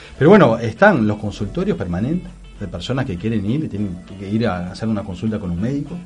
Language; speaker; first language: Spanish; native; Spanish